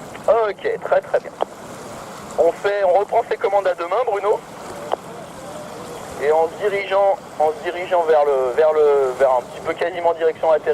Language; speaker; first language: French; native; French